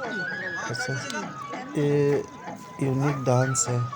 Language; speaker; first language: Hindi; non-native, local second language; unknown